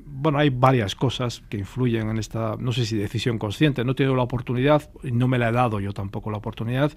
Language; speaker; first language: Spanish; early bilingual, heritage; Portuguese